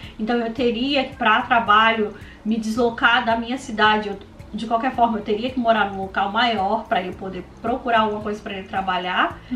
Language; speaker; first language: Portuguese; native; Portuguese